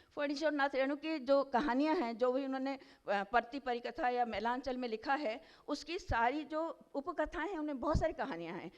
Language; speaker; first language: Hindi; non-native, local second language; Odia